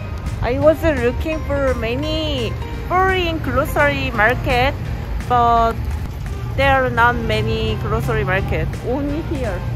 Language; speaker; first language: English; non-native, learner; Korean